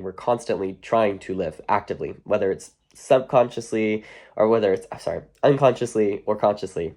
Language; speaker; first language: English; native; English